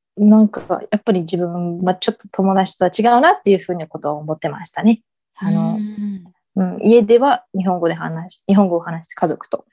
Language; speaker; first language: Japanese; early bilingual, heritage; Japanese